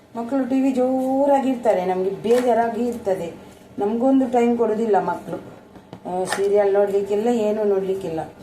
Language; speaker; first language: Kannada; non-native, local second language; Tulu